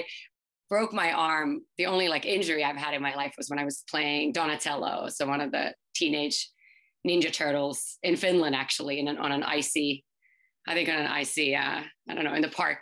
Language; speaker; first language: English; non-native, fluent; Finnish